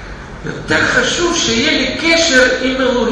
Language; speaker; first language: Hebrew; non-native, fluent; Russian